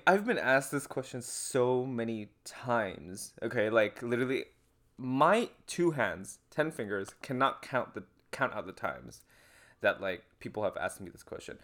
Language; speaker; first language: English; non-native, fluent; Chinese